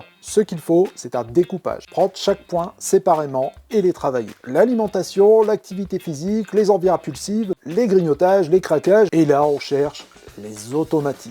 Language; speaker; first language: French; native; French